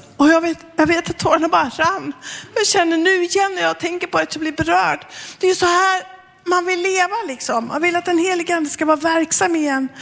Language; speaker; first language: Swedish; native; Swedish